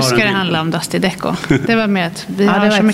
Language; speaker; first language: Swedish; native; Swedish